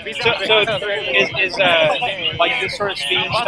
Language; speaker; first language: English; non-native, learner; Japanese